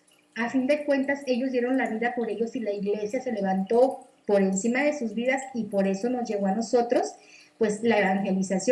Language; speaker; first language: Spanish; native; Spanish